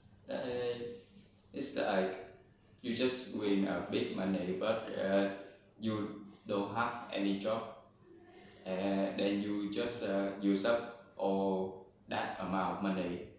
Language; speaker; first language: English; non-native, learner; Vietnamese